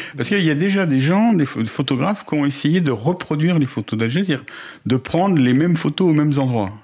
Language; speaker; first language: French; native; French